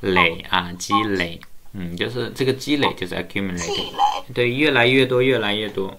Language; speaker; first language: Chinese; native; Chinese